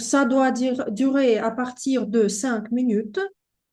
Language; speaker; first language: French; non-native, fluent; Russian